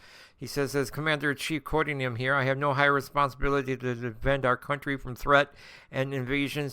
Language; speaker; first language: English; native; English